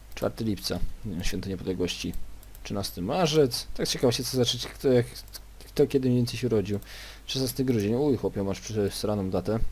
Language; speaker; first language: Polish; native; Polish